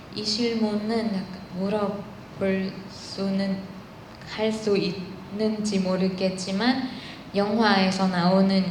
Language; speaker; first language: Korean; non-native, learner; Thai